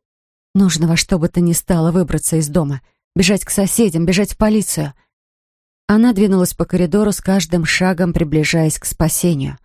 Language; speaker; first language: Russian; native; Russian